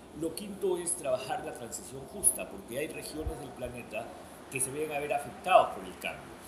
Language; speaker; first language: Spanish; native; Spanish